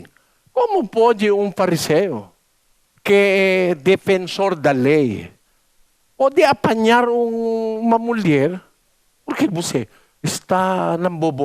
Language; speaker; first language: Portuguese; non-native, learner; Filipino